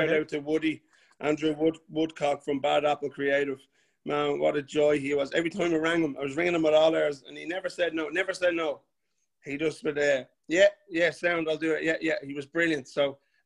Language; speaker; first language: English; native; English